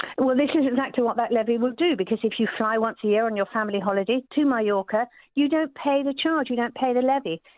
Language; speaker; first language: English; native; English